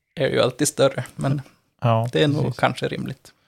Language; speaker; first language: Swedish; native; Swedish